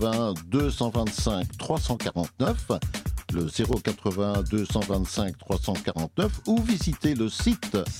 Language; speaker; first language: French; native; French